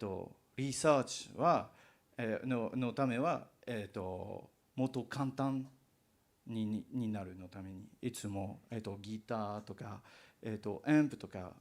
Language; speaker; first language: Japanese; non-native, learner; English